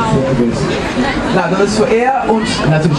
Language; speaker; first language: German; non-native, learner; Dutch